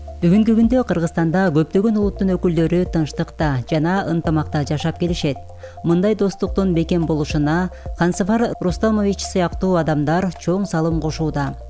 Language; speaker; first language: Kyrgyz; native; Kyrgyz